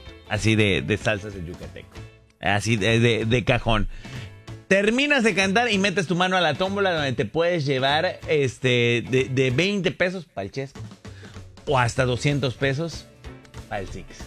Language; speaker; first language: Spanish; native; Spanish